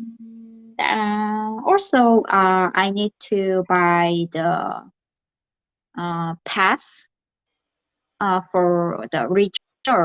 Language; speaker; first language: English; non-native, learner; Korean